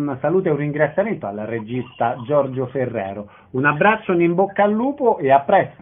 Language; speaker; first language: Italian; native; Italian